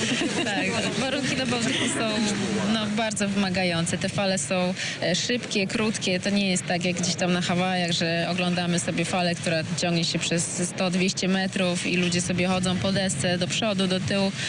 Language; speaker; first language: Polish; native; Polish